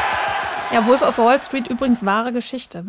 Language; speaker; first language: German; native; German